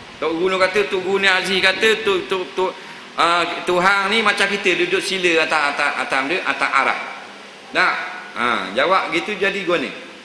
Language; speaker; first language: Malay; native; Malay